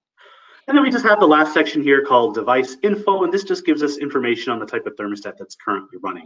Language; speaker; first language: English; native; English